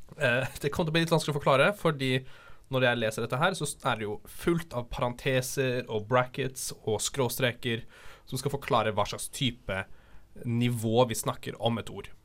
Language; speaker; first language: Norwegian; native; Norwegian